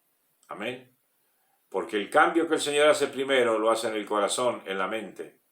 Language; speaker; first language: Spanish; native; Spanish